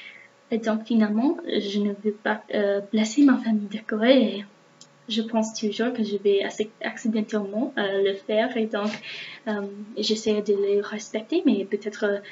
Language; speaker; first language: French; non-native, learner; English